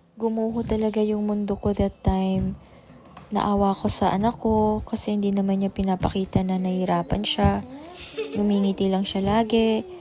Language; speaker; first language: Filipino; native; Filipino